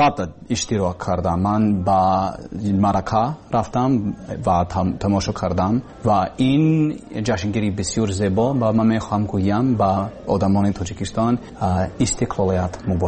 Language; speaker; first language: Persian; non-native, learner; English